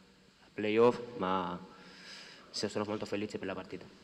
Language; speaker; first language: Italian; non-native, fluent; Spanish